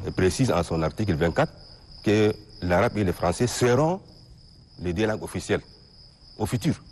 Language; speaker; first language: French; non-native, local second language; Arabic